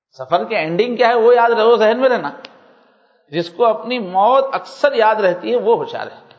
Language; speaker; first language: Urdu; native; Urdu